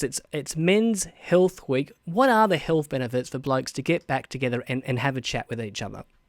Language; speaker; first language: English; native; English